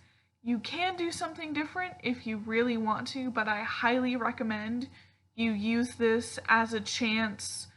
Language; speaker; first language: English; native; English